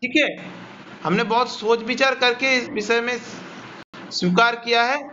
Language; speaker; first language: Hindi; non-native, local second language; Bangla